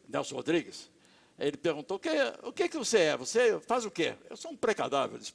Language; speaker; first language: Portuguese; native; Portuguese